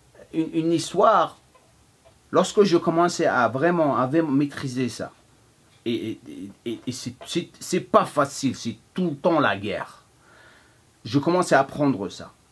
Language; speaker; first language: French; non-native, fluent; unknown